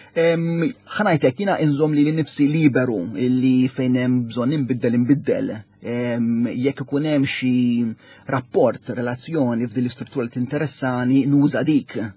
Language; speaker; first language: Maltese; native; Maltese